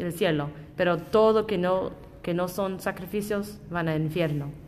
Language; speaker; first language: Spanish; non-native, learner; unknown